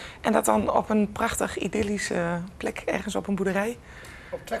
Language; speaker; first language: Dutch; native; Dutch